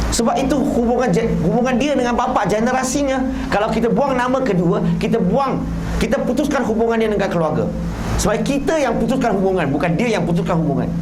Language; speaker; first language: Malay; non-native, local second language; Chinese